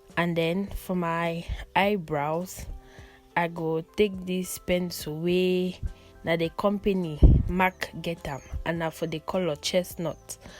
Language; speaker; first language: Nigerian Pidgin; non-native, local second language; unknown